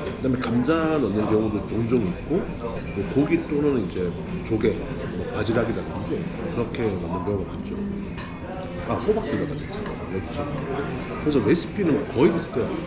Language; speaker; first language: Korean; native; Korean